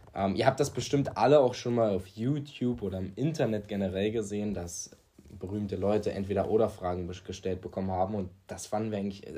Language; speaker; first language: German; early bilingual, other home language; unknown